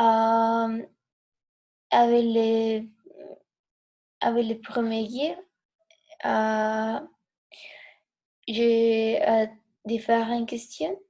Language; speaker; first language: French; non-native, learner; Spanish